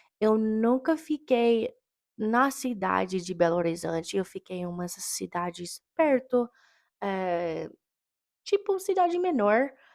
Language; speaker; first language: Portuguese; non-native, fluent; English